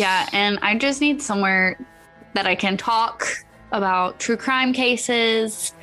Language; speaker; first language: English; native; English